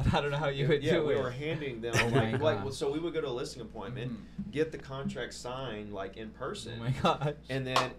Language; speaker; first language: English; native; English